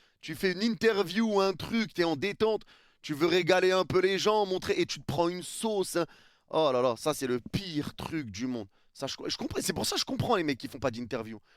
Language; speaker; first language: French; early bilingual, other home language; Arabic